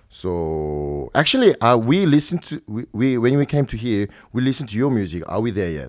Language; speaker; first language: English; early bilingual, other home language; Korean